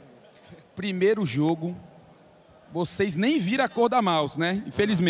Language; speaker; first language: Portuguese; native; Portuguese